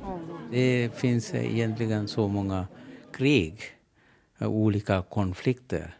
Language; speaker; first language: Swedish; non-native, learner; Sinhala